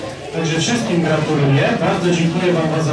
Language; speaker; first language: Polish; native; Polish